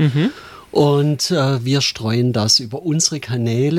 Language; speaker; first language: German; native; German